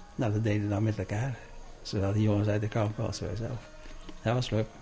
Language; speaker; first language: Dutch; early bilingual, other home language; Indonesian